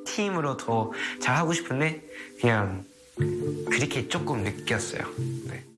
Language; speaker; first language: Korean; non-native, learner; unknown